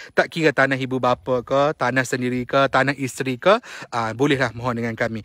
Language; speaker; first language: Malay; native; Malay